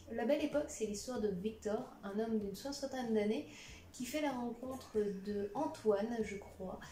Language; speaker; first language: French; native; French